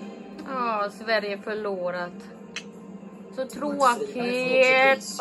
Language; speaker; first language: Swedish; non-native, learner; Filipino